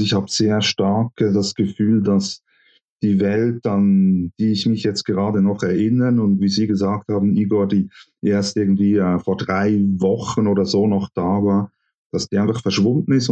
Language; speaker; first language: German; native; German